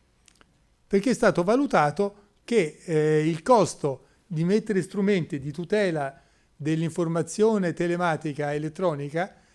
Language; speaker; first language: Italian; native; Italian